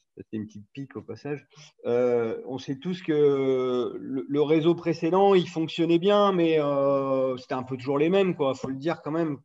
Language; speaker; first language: French; native; French